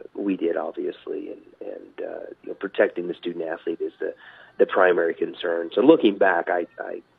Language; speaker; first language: English; native; English